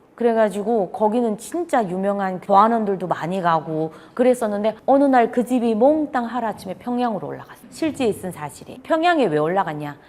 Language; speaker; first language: Korean; native; Korean